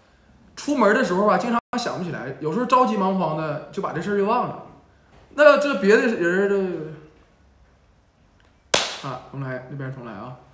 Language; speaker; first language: Chinese; native; Chinese